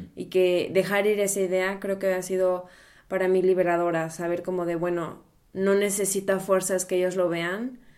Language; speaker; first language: Spanish; native; Spanish